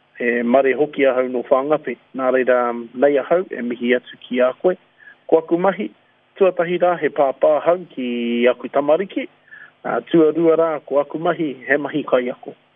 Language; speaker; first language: Māori; non-native, local second language; English